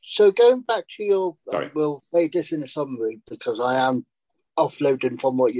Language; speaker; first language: English; native; English